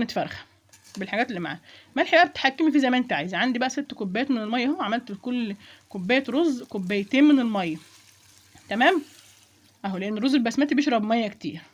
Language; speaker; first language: Arabic; native; Arabic